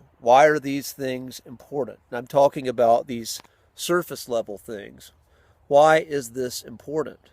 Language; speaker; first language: English; native; English